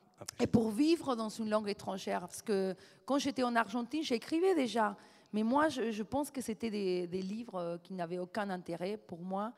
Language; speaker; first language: French; non-native, fluent; Spanish